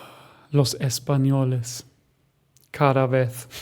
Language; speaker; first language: Spanish; non-native, fluent; German